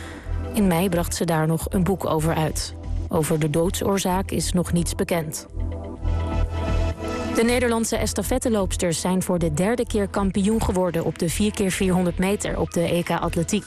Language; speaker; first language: Dutch; native; Dutch